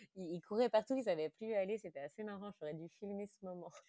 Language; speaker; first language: French; native; French